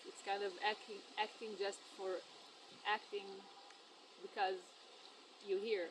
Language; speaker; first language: English; non-native, fluent; Hebrew